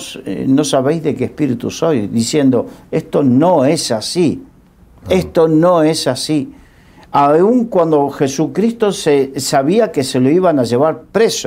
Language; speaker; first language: Spanish; native; Spanish